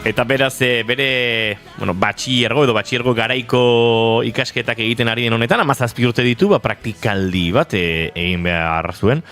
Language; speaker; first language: Basque; native; Basque